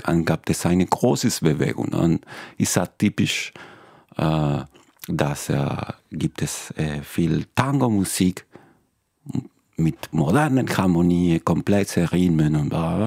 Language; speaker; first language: German; non-native, fluent; Spanish